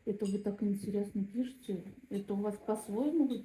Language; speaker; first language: Russian; native; Russian